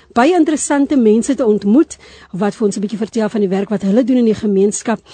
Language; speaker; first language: Afrikaans; early bilingual, heritage; Afrikaans